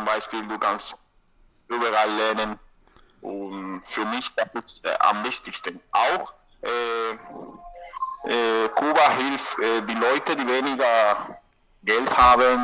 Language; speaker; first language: German; non-native, learner; Spanish